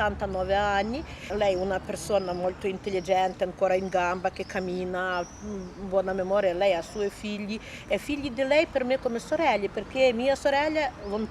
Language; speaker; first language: Italian; non-native, learner; Ukrainian